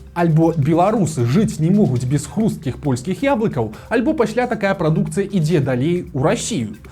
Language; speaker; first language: Belarusian; native; Belarusian